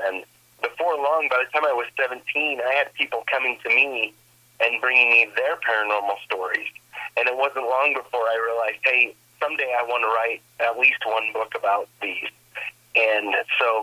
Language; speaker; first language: English; native; English